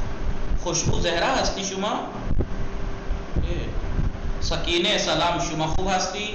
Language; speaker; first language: Persian; non-native, fluent; Urdu